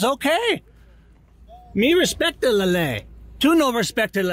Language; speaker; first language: Spanish; non-native, learner; English